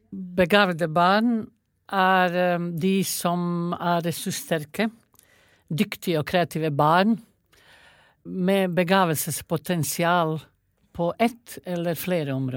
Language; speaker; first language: Norwegian; non-native, fluent; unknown